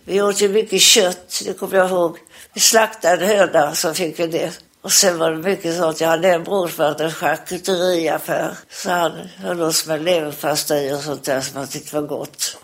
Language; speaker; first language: Swedish; native; Swedish